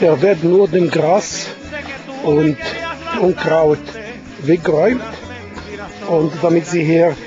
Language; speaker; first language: German; non-native, fluent; Arabic